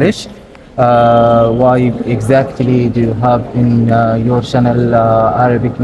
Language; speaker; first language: English; non-native, learner; Arabic